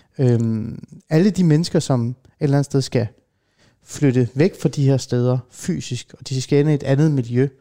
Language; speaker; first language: Danish; early bilingual, other home language; Persian